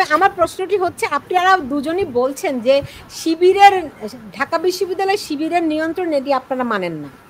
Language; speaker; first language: Bangla; native; Bangla